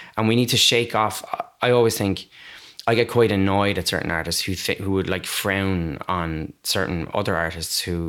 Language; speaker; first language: English; native; English